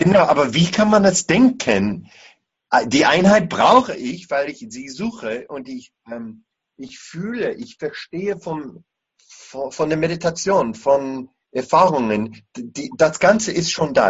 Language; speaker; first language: German; non-native, fluent; English